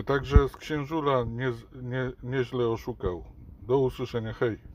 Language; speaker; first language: Polish; native; Polish